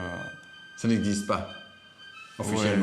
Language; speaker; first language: French; non-native, fluent; Dutch